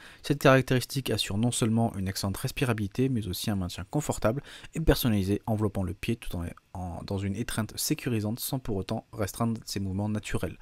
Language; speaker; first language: French; native; French